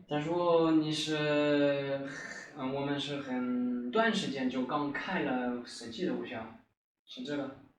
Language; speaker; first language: Chinese; non-native, learner; French